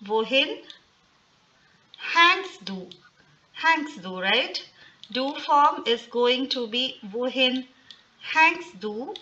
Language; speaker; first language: German; non-native, fluent; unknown